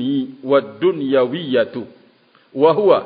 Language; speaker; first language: Arabic; non-native, fluent; Indonesian